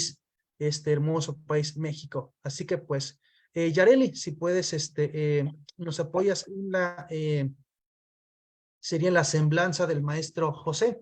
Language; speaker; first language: Spanish; non-native, local second language; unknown